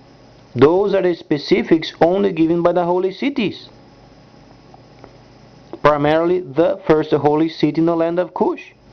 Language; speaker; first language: English; non-native, fluent; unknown